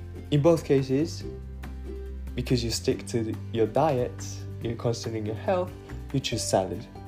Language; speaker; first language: English; non-native, fluent; Japanese